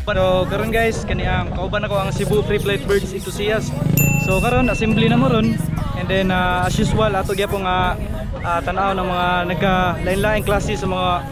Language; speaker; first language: Cebuano; native; Cebuano